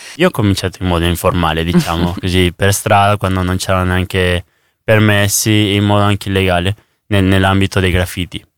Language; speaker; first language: Italian; early bilingual, other home language; Spanish